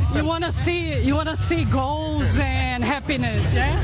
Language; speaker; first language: English; non-native, fluent; Portuguese